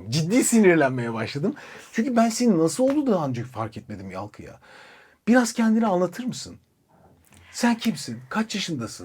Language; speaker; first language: Turkish; native; Turkish